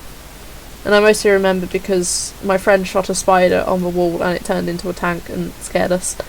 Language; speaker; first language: English; native; English